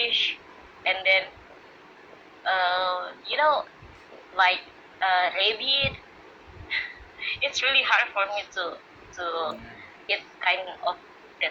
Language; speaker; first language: English; non-native, learner; Indonesian